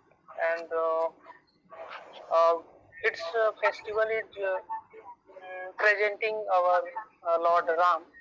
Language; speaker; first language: English; non-native, learner; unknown